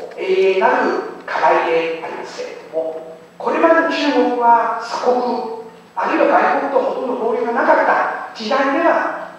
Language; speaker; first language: Japanese; non-native, fluent; Chinese